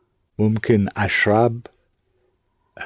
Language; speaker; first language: Arabic; non-native, learner; English